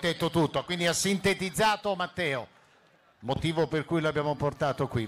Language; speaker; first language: Italian; native; Italian